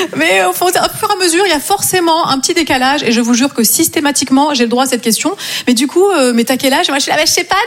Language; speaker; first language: French; native; French